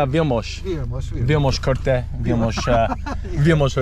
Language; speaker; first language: Hungarian; non-native, learner; English